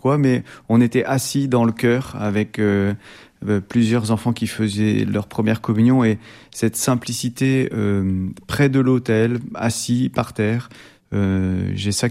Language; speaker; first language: French; native; French